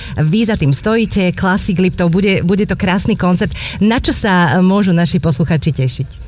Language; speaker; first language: Slovak; native; Slovak